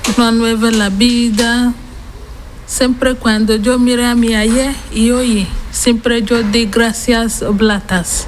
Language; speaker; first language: Spanish; non-native, learner; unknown